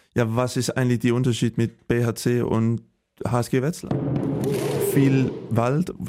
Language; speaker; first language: German; non-native, fluent; Danish